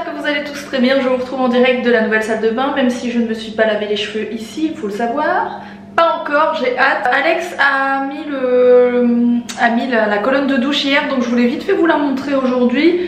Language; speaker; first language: French; native; French